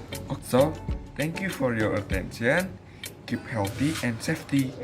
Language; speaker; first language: English; non-native, learner; Indonesian